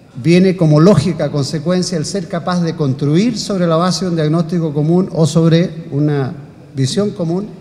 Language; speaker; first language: Spanish; native; Spanish